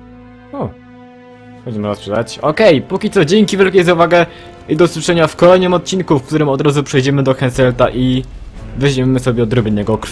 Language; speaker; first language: Polish; native; Polish